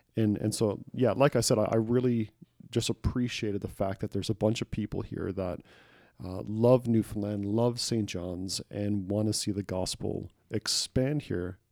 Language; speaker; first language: English; native; English